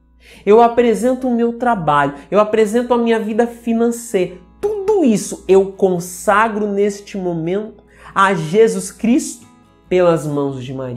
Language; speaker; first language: Portuguese; native; Portuguese